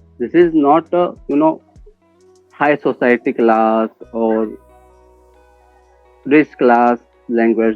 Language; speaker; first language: English; non-native, learner; Hindi